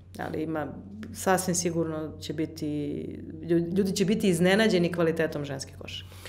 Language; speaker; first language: Serbian; native; Serbian